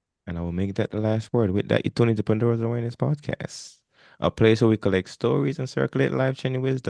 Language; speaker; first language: English; non-native, fluent; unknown